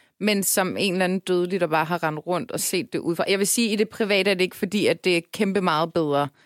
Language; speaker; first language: Danish; early bilingual, other home language; Turkish